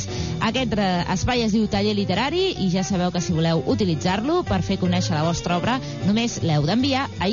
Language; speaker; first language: Catalan; native; Catalan